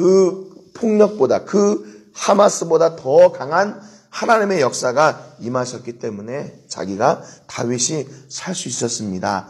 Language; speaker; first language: Korean; native; Korean